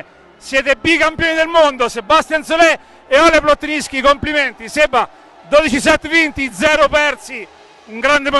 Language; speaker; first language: Italian; native; Italian